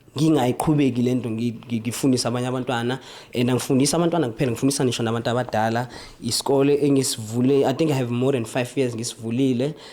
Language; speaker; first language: Zulu; native; Zulu